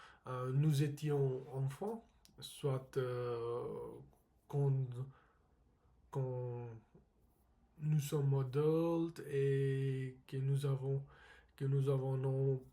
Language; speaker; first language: French; non-native, learner; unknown